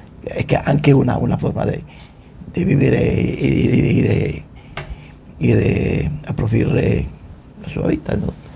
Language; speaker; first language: Italian; non-native, fluent; Spanish